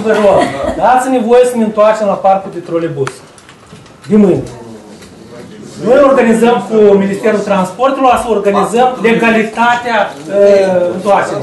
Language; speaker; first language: Romanian; native; Romanian